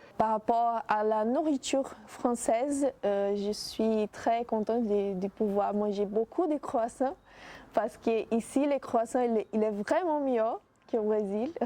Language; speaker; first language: French; non-native, fluent; Portuguese